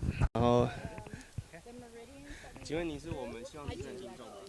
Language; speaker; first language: Chinese; native; Chinese